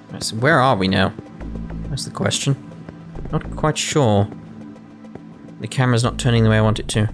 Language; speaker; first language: English; native; English